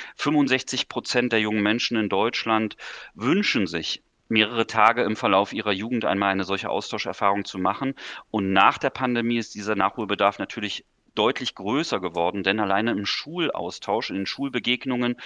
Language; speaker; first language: German; native; German